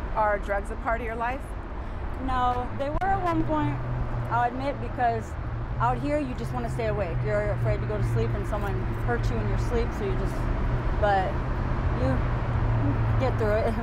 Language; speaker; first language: English; native; English